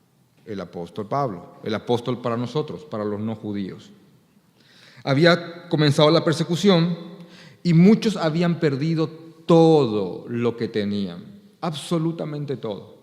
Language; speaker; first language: Spanish; native; Spanish